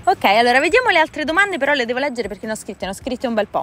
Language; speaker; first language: Italian; native; Italian